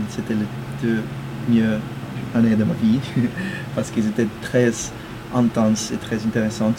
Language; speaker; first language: French; non-native, fluent; Spanish